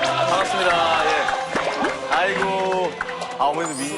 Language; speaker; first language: Korean; native; Korean